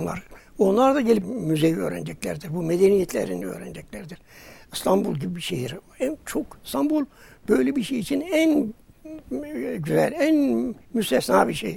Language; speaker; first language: Turkish; native; Turkish